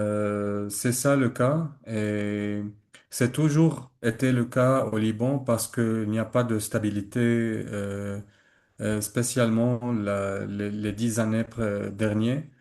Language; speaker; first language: French; non-native, learner; Arabic